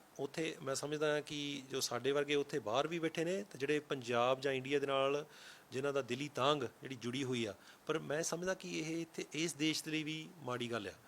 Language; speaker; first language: Punjabi; early bilingual, heritage; Punjabi